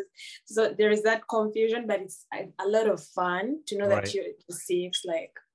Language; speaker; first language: English; non-native, local second language; Ganda